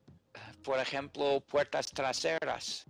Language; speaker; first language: Spanish; non-native, fluent; English